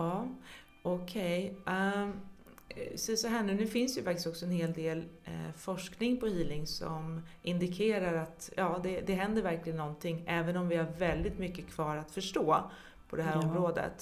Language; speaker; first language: Swedish; native; Swedish